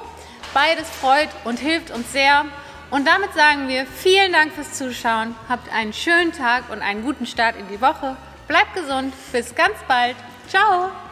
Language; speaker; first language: German; native; German